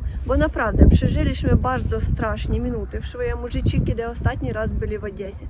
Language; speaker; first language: Polish; non-native, fluent; Russian